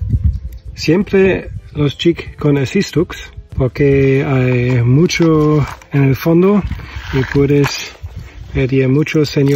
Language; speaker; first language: Spanish; non-native, learner; German